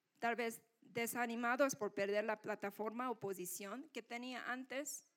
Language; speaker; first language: Spanish; non-native, fluent; Korean